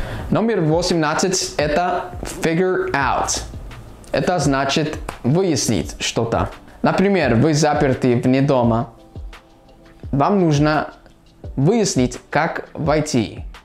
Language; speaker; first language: Russian; non-native, fluent; English